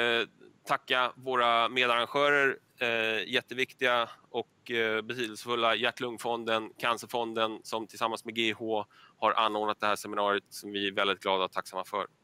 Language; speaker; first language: Swedish; native; Swedish